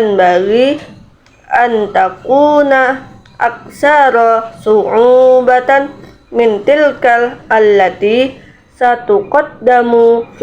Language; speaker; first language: Arabic; non-native, learner; Indonesian